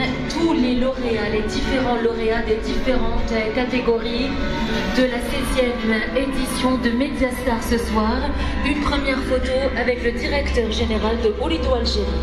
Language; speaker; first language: French; non-native, local second language; Arabic